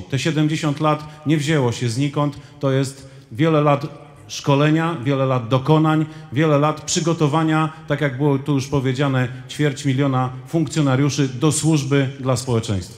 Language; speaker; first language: Polish; native; Polish